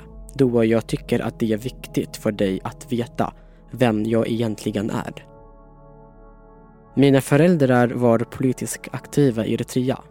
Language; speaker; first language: Swedish; non-native, fluent; Tigrinya